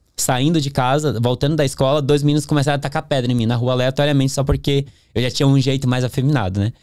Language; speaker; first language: Portuguese; native; Portuguese